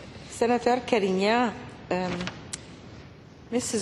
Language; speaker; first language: French; native; French